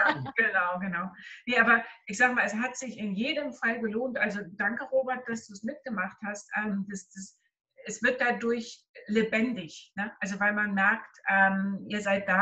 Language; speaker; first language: German; native; German